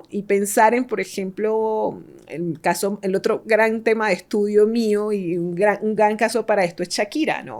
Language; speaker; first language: Spanish; native; Spanish